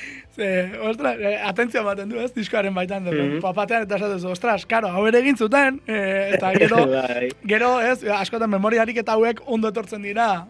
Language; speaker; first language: Basque; native; Basque